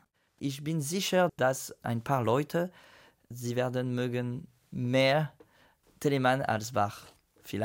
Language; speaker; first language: German; non-native, fluent; French